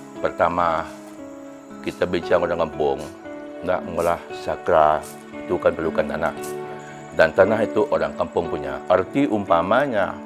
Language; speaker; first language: Malay; non-native, local second language; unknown